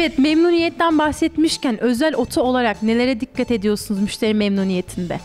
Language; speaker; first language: Turkish; native; Turkish